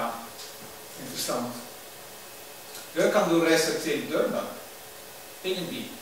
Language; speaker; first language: Swedish; non-native, learner; Dutch